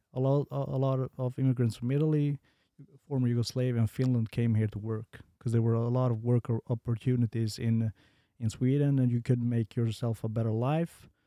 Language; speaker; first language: English; non-native, fluent; Bosnian